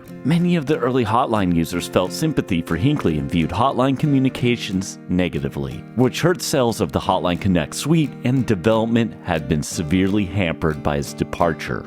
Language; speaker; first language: English; native; English